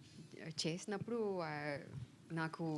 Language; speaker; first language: Telugu; non-native, fluent; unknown